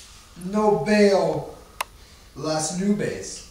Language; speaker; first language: Spanish; non-native, learner; English